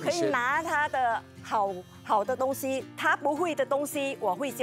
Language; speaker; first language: Chinese; non-native, fluent; Thai